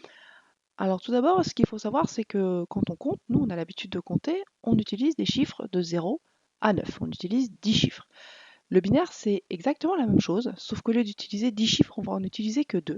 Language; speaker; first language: French; native; French